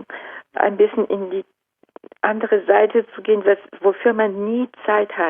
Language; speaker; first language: German; non-native, fluent; Japanese